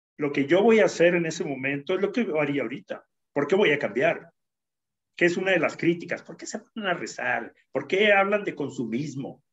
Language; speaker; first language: Spanish; native; Spanish